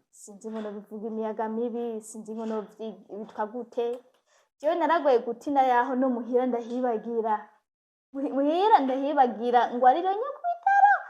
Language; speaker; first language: Rundi; non-native, local second language; Swahili